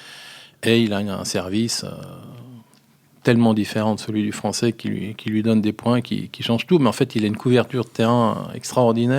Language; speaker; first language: French; native; French